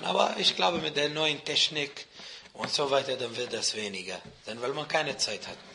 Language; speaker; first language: German; non-native, fluent; Arabic